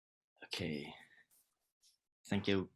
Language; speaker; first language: English; non-native, learner; Thai